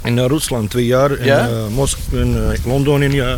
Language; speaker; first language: Dutch; non-native, learner; Bosnian